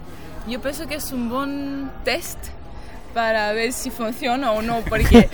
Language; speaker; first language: Spanish; non-native, fluent; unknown